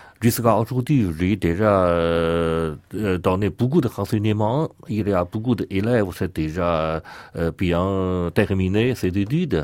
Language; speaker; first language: French; non-native, learner; Chinese